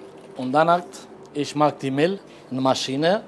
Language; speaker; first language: German; non-native, learner; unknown